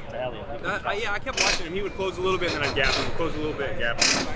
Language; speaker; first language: English; native; English